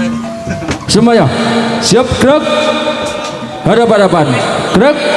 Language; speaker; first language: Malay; non-native, local second language; Javanese